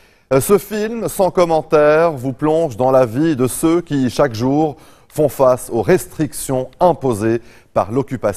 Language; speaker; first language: French; non-native, local second language; Arabic